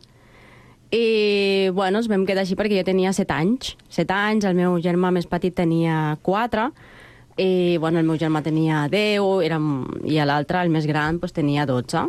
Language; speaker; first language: Catalan; non-native, fluent; Spanish